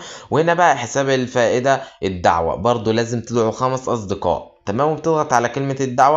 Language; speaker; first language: Arabic; native; Arabic